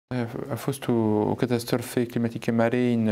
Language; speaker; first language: Romanian; non-native, fluent; French